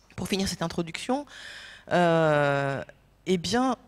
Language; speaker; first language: French; non-native, fluent; Polish